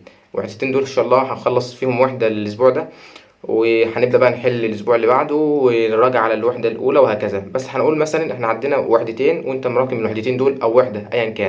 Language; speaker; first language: Arabic; native; Arabic